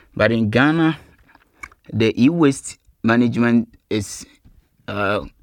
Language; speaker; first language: English; non-native, local second language; Akan